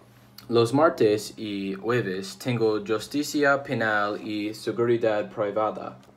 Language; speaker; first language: Spanish; non-native, learner; English